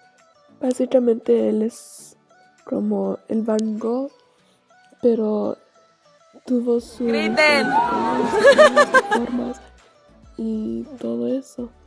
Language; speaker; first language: Spanish; non-native, learner; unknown